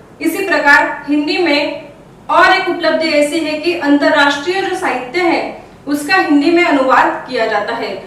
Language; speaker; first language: Hindi; non-native, local second language; Marathi